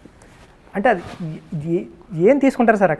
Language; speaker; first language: Telugu; native; Telugu